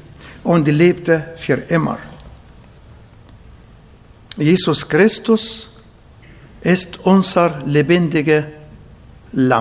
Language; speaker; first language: German; non-native, fluent; Arabic